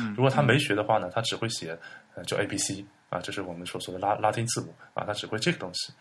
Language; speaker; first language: Chinese; native; Chinese